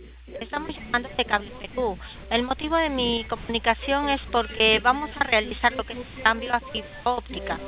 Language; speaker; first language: Spanish; native; Spanish